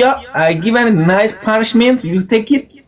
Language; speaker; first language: English; non-native, learner; Amharic